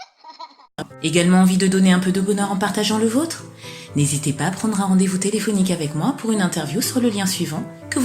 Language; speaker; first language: French; native; French